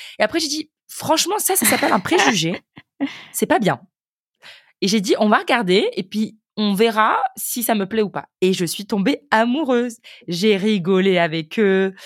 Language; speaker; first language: French; native; French